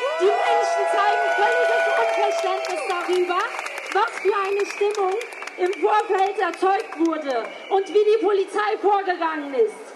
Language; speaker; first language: German; early bilingual, other home language; Turkish